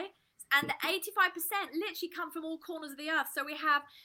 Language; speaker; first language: English; native; English